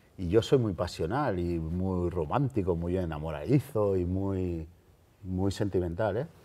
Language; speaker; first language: Spanish; native; Spanish